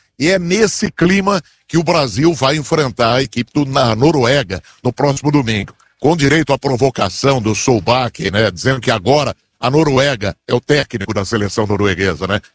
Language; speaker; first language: Portuguese; native; Portuguese